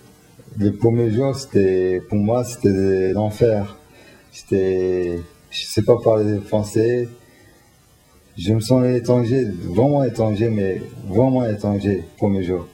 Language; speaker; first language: French; non-native, learner; Turkish